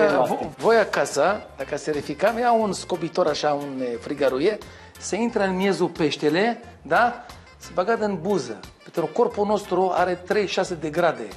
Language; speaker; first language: Romanian; non-native, learner; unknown